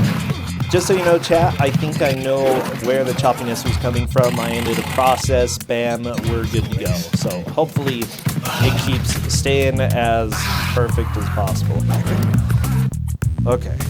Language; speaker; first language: English; native; English